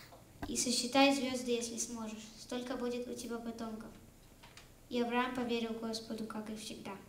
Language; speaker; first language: Russian; early bilingual, heritage; Russian